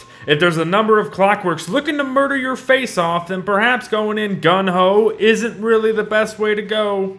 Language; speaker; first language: English; native; English